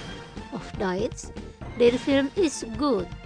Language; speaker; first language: German; non-native, fluent; Indonesian